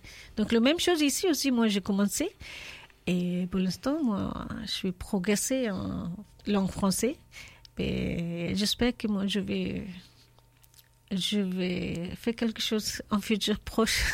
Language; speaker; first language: French; non-native, learner; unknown